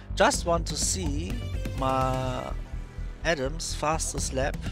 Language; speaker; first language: English; non-native, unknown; German